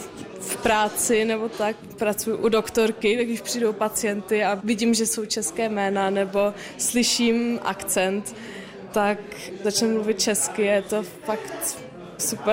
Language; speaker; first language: Czech; non-native, local second language; German